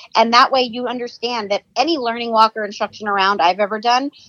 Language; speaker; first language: English; native; English